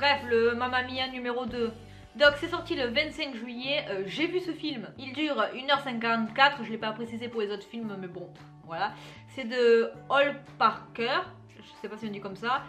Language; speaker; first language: French; native; French